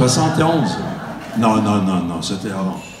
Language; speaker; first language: French; non-native, fluent; Italian